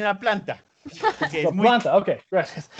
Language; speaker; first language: Spanish; non-native, learner; English